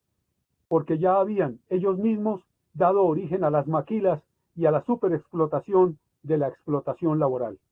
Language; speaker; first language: Spanish; native; Spanish